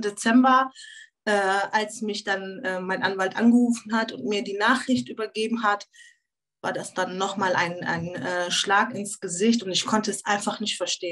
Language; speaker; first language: German; early bilingual, other home language; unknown